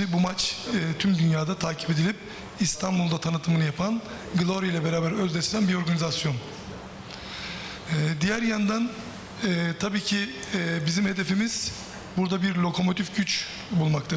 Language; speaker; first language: Turkish; native; Turkish